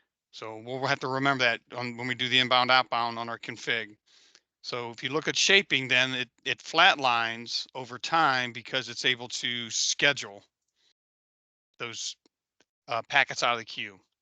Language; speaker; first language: English; native; English